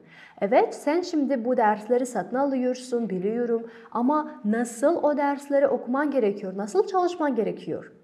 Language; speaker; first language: Turkish; non-native, fluent; Kazakh